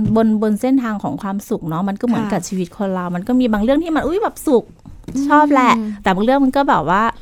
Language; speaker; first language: Thai; native; Thai